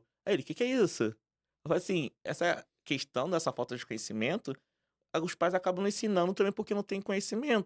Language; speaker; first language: Portuguese; native; Portuguese